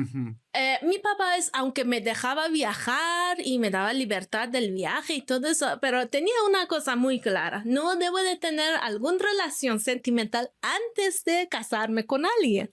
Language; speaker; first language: Spanish; non-native, fluent; Persian